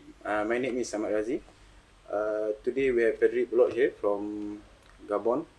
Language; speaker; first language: English; non-native, fluent; Malay